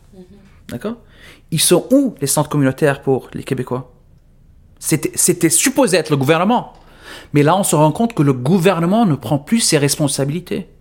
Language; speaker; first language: French; non-native, fluent; Arabic